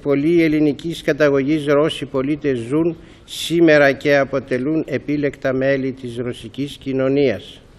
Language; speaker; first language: Greek; native; Greek